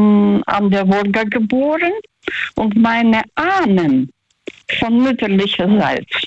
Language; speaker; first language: German; early bilingual, other home language; Russian